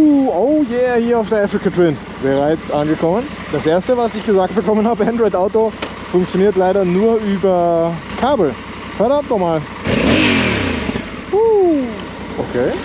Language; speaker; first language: German; native; German